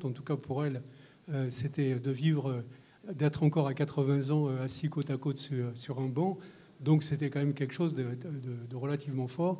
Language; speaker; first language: French; native; French